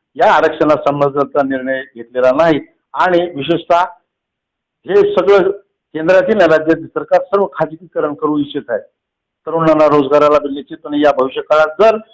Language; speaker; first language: Marathi; native; Marathi